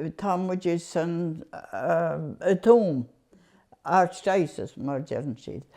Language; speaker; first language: Irish; native; Irish